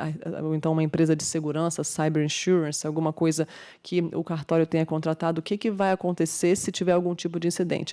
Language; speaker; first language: Portuguese; native; Portuguese